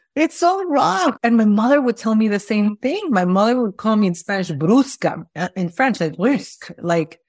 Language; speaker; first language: English; early bilingual, other home language; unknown